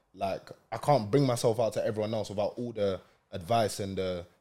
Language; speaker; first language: English; native; English